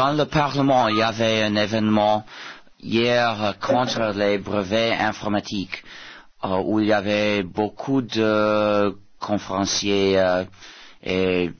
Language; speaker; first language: French; non-native, fluent; English